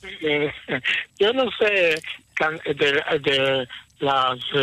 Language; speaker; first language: Spanish; early bilingual, heritage; Hebrew